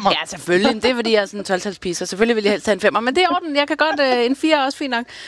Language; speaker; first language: Danish; native; Danish